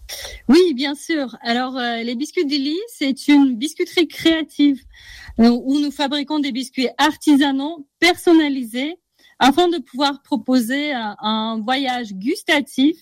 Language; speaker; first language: French; native; French